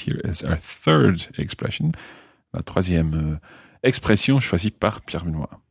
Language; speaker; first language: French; non-native, fluent; English